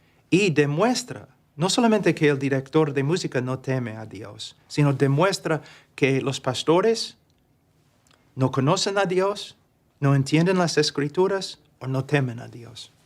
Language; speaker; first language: Spanish; non-native, fluent; English